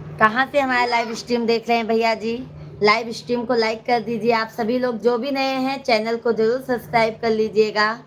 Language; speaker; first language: Hindi; native; Hindi